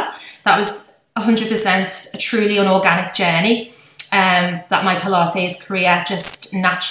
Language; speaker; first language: English; native; English